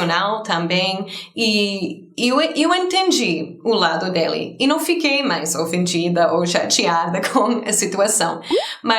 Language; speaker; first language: Portuguese; non-native, fluent; English